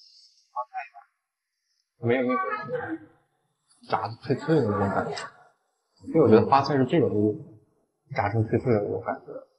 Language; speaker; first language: Chinese; native; Chinese